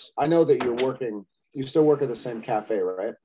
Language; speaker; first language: English; native; English